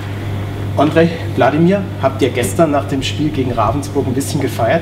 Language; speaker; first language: German; native; German